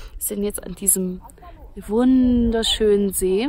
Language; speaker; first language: German; native; German